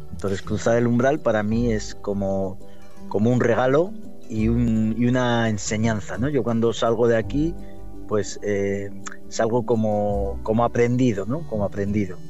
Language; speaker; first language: Spanish; non-native, fluent; English